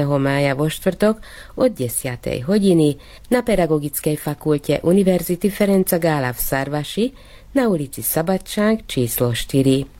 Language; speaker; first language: Slovak; early bilingual, heritage; Slovak